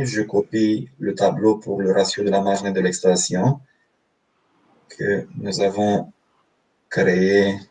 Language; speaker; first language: French; non-native, fluent; Romanian